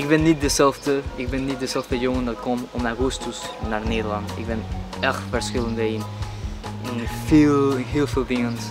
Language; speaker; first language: Dutch; non-native, learner; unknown